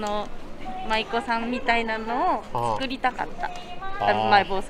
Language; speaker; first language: Japanese; native; Japanese